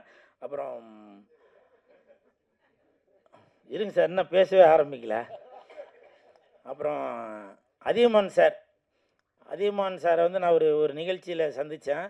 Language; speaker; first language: Tamil; native; Tamil